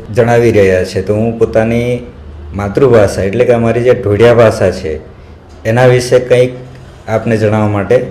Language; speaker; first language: Gujarati; non-native, local second language; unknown